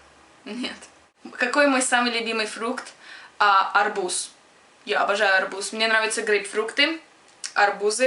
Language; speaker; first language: Russian; early bilingual, other home language; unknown